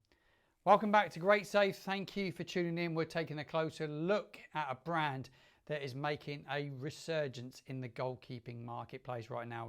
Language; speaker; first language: English; native; English